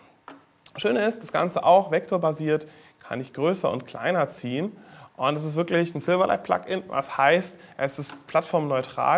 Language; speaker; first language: German; native; German